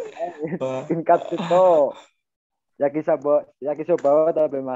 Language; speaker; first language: Japanese; non-native, learner; Indonesian